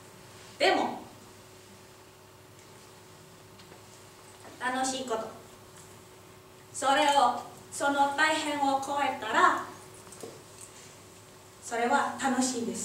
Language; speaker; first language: Japanese; non-native, learner; Indonesian